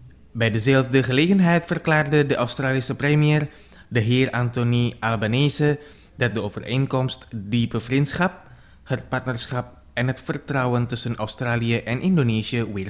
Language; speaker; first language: Dutch; non-native, fluent; Indonesian